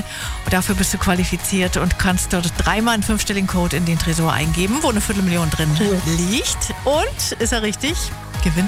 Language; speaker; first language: German; native; German